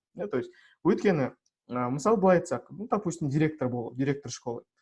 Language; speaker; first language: Russian; non-native, local second language; Kazakh